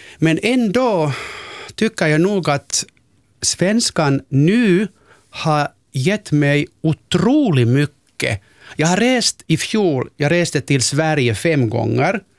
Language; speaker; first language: Swedish; non-native, local second language; Finnish